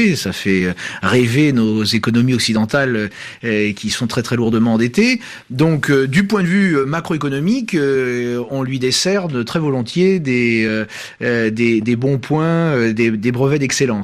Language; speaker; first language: French; native; French